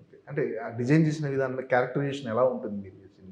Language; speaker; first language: Telugu; native; Telugu